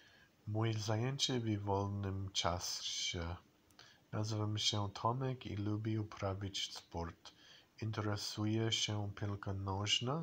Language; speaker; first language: Polish; non-native, learner; English